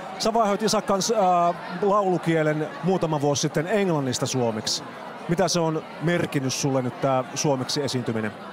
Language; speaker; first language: Finnish; native; Finnish